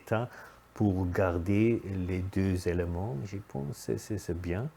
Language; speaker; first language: French; non-native, fluent; German